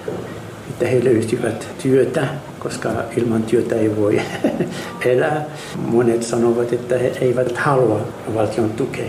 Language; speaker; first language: Finnish; non-native, fluent; Arabic